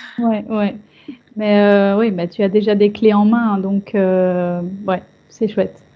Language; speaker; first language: French; native; French